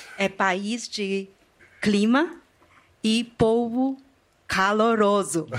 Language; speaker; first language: Portuguese; non-native, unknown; Chinese